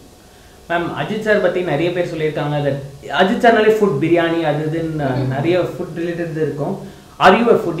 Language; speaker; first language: Tamil; native; Tamil